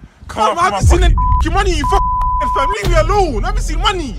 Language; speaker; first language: English; native; English